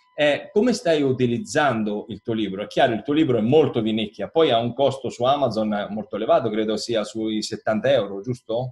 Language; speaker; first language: Italian; native; Italian